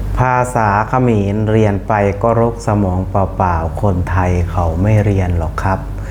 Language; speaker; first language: Thai; non-native, fluent; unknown